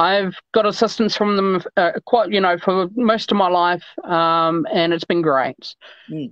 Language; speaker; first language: English; native; English